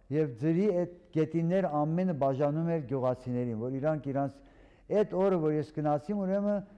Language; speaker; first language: Armenian; early bilingual, heritage; Armenian